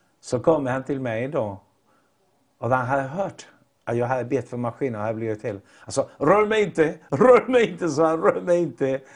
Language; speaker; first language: Swedish; non-native, fluent; Spanish